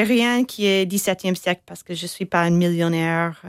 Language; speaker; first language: French; non-native, fluent; English